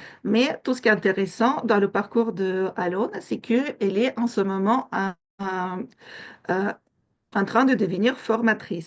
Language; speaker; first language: French; non-native, fluent; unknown